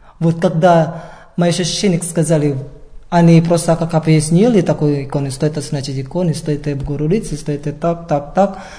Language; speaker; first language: Russian; non-native, learner; Indonesian